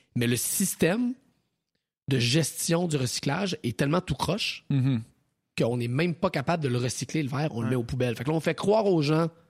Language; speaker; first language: French; native; French